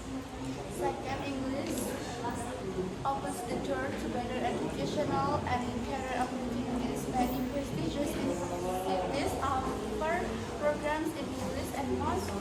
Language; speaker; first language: English; non-native, learner; Indonesian